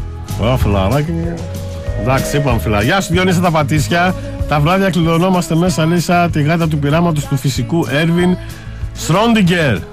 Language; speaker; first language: Greek; native; Greek